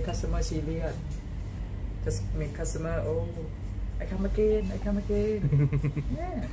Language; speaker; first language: English; non-native, learner; Thai